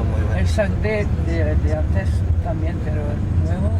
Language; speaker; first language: Spanish; non-native, learner; Portuguese